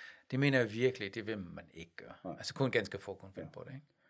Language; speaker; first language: Danish; non-native, fluent; German